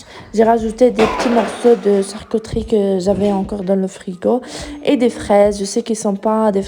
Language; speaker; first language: French; non-native, fluent; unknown